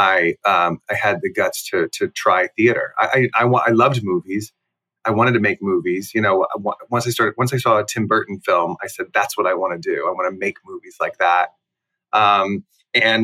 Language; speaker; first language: English; native; English